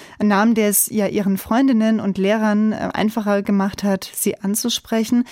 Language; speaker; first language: German; native; German